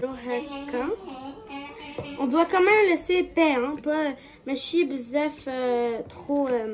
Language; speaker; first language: French; non-native, local second language; Arabic